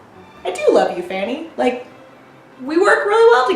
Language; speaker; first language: English; native; English